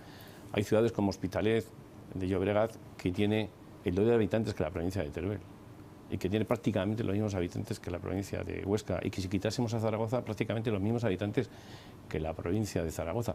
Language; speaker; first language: Spanish; native; Spanish